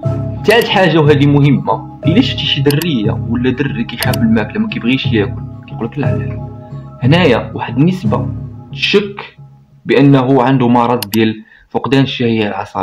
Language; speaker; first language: Arabic; native; Arabic